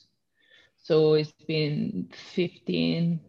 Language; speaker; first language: English; non-native, fluent; Italian